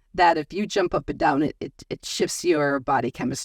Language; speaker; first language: English; native; English